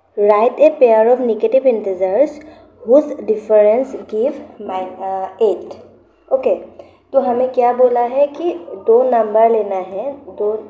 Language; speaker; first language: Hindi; non-native, local second language; Assamese